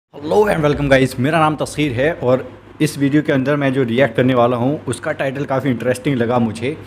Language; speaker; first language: Hindi; native; Hindi